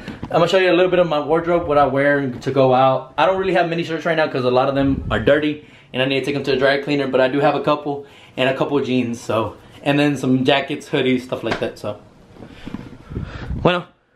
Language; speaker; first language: English; early bilingual, other home language; Spanish